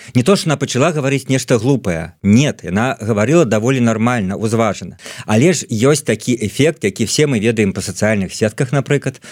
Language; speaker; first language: Belarusian; non-native, local second language; Russian